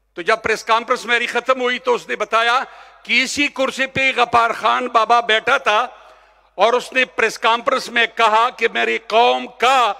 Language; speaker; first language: Urdu; non-native, local second language; Pashto